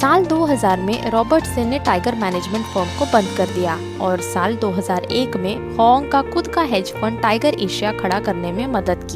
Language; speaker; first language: Hindi; native; Hindi